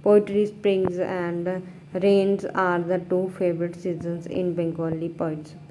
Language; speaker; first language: English; non-native, local second language; Punjabi